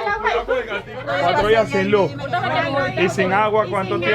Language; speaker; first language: Spanish; native; Spanish